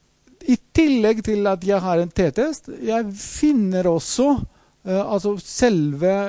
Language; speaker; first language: Norwegian; non-native, fluent; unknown